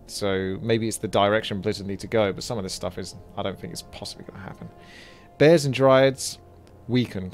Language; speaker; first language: English; native; English